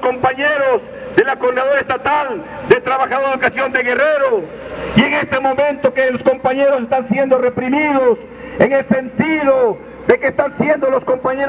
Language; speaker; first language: Spanish; native; Spanish